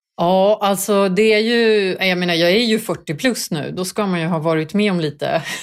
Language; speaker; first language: Swedish; early bilingual, other home language; Kurdish